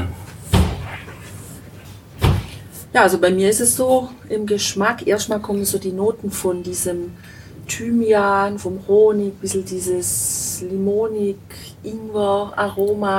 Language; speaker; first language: German; native; German